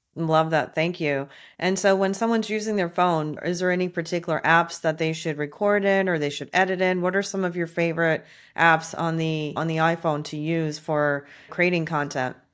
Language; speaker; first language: English; native; English